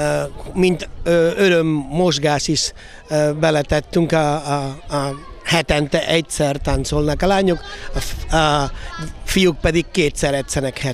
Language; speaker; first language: Hungarian; non-native, fluent; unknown